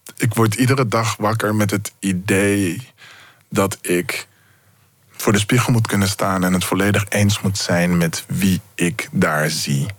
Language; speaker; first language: Dutch; native; Dutch